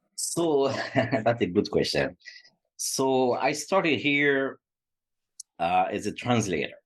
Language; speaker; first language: English; non-native, fluent; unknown